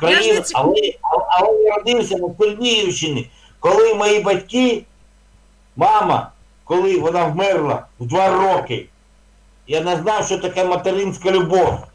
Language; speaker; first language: Ukrainian; non-native, local second language; Russian